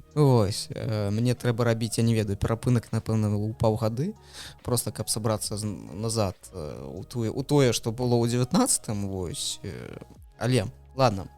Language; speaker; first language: Belarusian; non-native, local second language; Russian